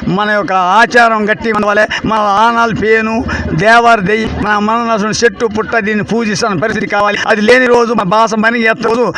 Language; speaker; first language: Telugu; non-native, local second language; Koya